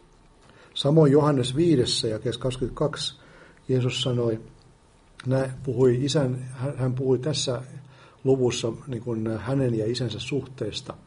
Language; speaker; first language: Finnish; native; Finnish